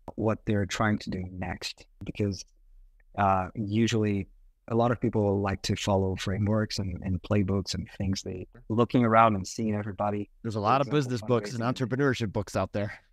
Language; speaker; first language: English; non-native, fluent; Portuguese